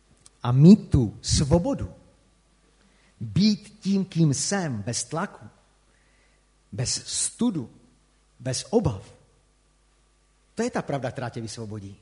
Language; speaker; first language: Czech; native; Czech